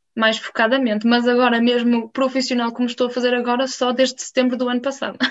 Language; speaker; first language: Portuguese; early bilingual, heritage; Portuguese